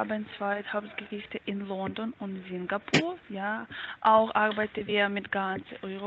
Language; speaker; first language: German; non-native, learner; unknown